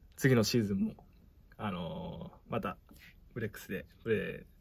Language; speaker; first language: Japanese; native; Japanese